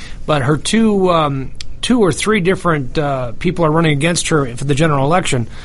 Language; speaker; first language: English; native; English